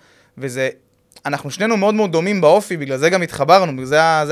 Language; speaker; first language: Hebrew; native; Hebrew